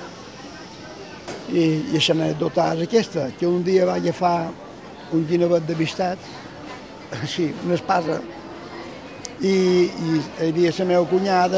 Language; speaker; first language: Catalan; native; Catalan